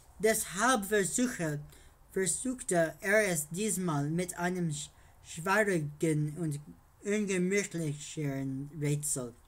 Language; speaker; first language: German; non-native, learner; English